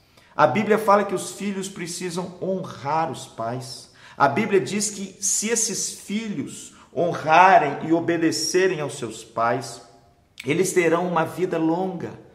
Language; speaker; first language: Portuguese; native; Portuguese